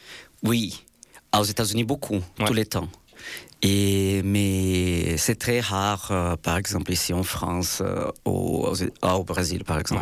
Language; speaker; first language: French; non-native, fluent; Portuguese